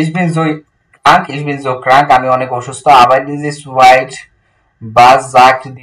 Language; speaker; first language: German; non-native, learner; Bangla